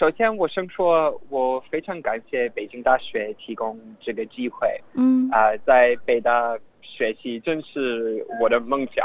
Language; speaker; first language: Chinese; non-native, fluent; English